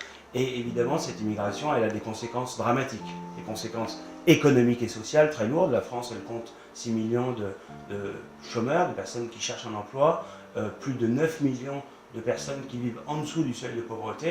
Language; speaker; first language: French; native; French